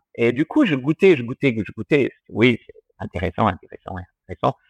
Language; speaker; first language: French; early bilingual, heritage; English